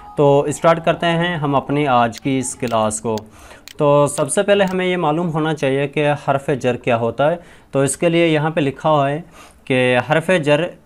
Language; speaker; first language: Urdu; non-native, local second language; Sindhi